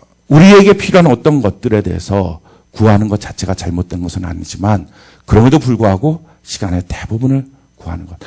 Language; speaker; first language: Korean; native; Korean